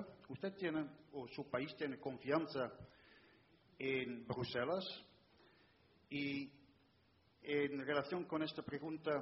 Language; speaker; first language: Spanish; non-native, fluent; Dutch